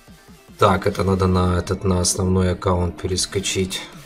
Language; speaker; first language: Russian; native; Russian